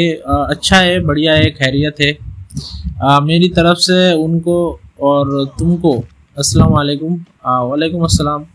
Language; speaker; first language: Hindi; non-native, local second language; Bangla